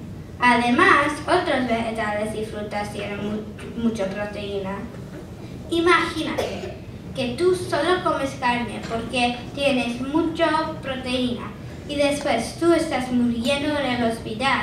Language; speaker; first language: Spanish; non-native, learner; English